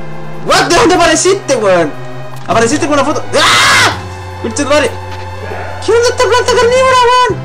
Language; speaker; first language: Spanish; native; Spanish